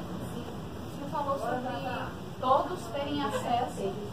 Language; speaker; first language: Portuguese; native; Portuguese